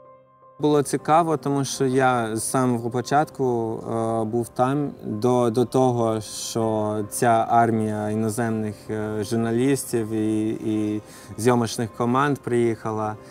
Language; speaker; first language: Ukrainian; non-native, fluent; English